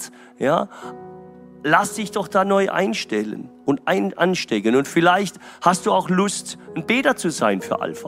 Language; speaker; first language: German; native; German